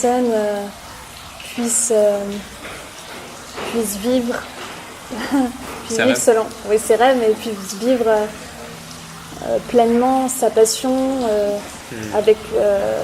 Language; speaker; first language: French; native; French